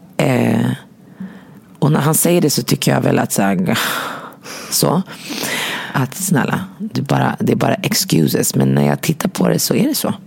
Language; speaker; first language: Swedish; early bilingual, other home language; Arabic